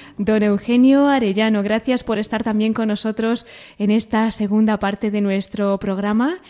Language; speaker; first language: Spanish; native; Spanish